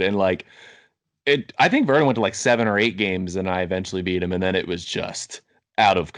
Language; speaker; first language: English; native; English